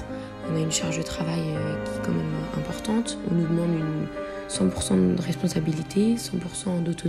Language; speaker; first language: French; native; French